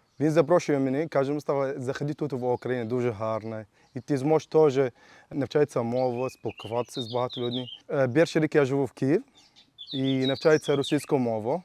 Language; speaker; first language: Ukrainian; non-native, learner; Arabic